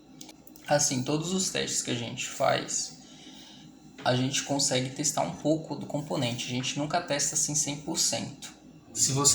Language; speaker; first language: Portuguese; native; Portuguese